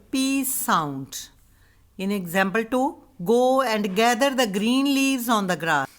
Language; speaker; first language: English; non-native, local second language; Punjabi